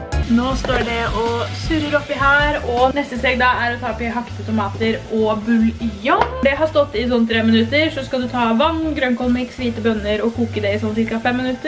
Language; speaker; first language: Norwegian; native; Norwegian